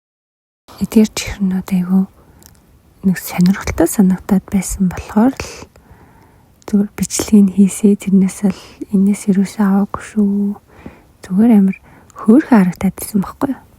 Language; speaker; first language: Mongolian; non-native, local second language; Kazakh